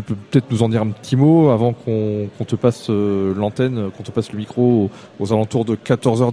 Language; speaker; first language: French; native; French